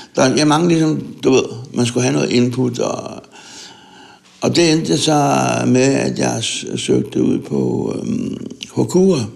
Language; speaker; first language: Danish; native; Danish